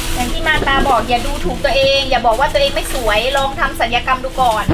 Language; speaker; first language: Thai; native; Thai